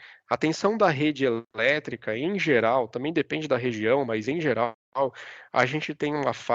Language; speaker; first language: Portuguese; native; Portuguese